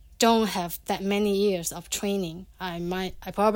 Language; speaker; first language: English; non-native, fluent; Chinese